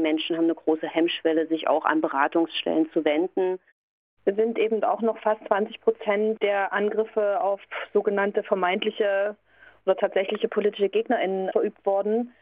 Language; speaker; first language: German; native; German